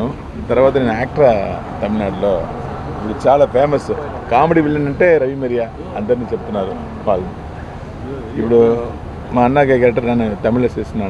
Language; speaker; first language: Telugu; non-native, local second language; Tamil